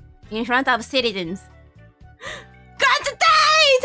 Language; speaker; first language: English; non-native, learner; Japanese